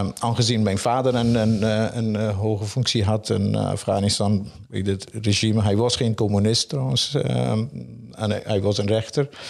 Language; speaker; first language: Dutch; non-native, fluent; Persian